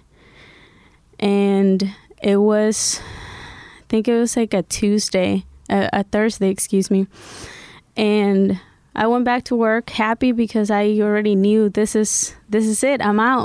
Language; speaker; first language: English; early bilingual, other home language; Spanish